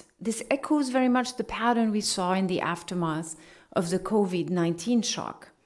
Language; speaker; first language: English; non-native, fluent; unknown